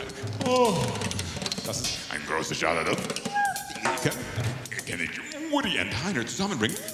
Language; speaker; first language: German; non-native, learner; English